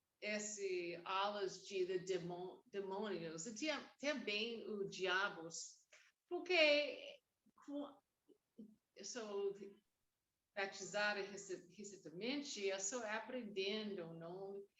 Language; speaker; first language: Portuguese; non-native, learner; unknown